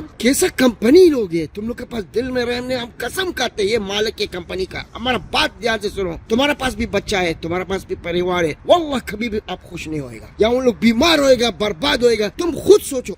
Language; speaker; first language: Hindi; non-native, learner; Arabic